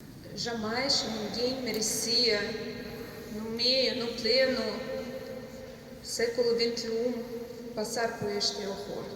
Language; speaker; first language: Portuguese; non-native, fluent; Ukrainian